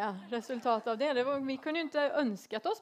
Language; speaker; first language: Swedish; native; Swedish